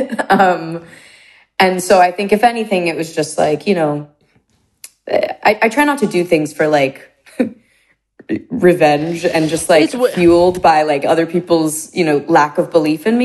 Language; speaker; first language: English; native; English